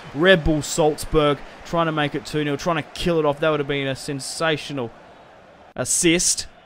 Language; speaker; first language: English; native; English